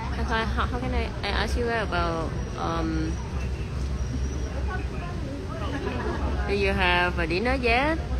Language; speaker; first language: English; non-native, learner; Vietnamese